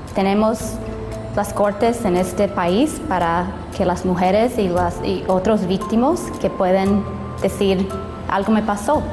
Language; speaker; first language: Spanish; early bilingual, heritage; Spanish